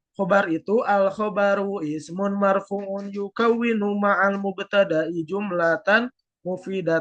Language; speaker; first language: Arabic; non-native, fluent; Indonesian